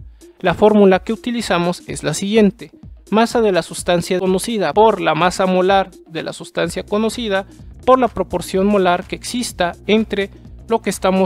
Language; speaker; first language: Spanish; native; Spanish